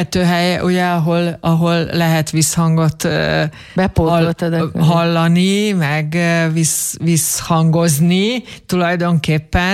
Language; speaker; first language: Hungarian; native; Hungarian